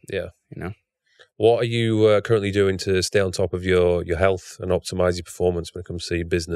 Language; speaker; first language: English; native; English